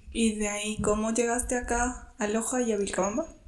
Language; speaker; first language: Spanish; native; Spanish